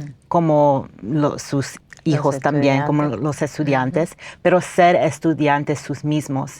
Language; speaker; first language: Spanish; non-native, fluent; English